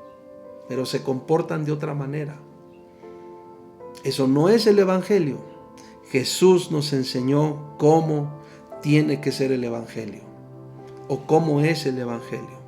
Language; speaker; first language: Spanish; native; Spanish